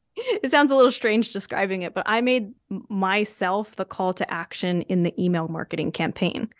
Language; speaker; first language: English; native; English